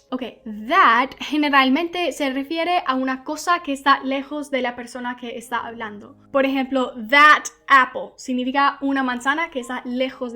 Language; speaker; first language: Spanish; non-native, fluent; English